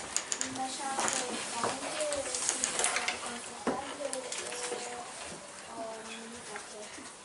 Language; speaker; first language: French; non-native, learner; Ukrainian